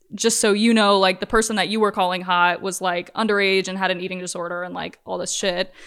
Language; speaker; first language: English; native; English